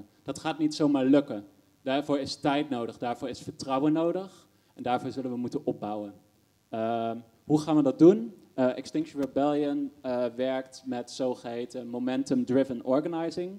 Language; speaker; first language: Dutch; native; Dutch